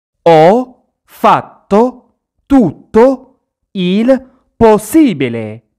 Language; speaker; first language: Italian; non-native, fluent; Arabic